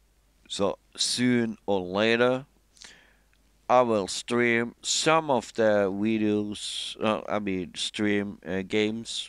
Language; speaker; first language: English; non-native, fluent; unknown